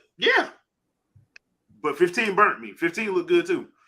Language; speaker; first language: English; native; English